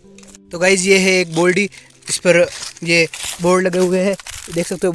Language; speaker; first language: Hindi; non-native, local second language; Rajasthani